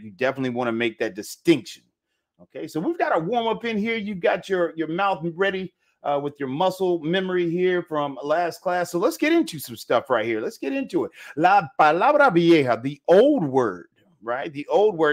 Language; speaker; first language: English; native; English